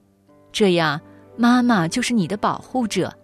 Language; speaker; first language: Chinese; native; Chinese